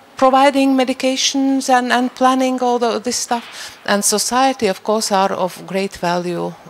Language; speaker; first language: English; non-native, fluent; Latvian